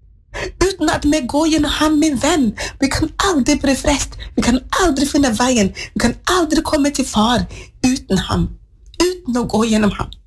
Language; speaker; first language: Norwegian; non-native, fluent; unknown